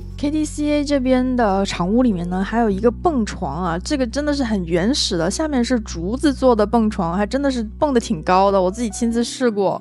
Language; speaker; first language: Chinese; native; Chinese